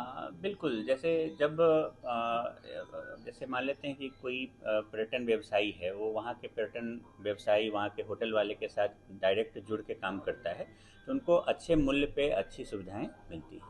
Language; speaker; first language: Hindi; native; Hindi